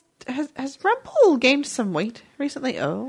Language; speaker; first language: English; native; English